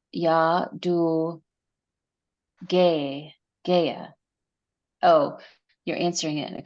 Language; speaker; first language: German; non-native, learner; English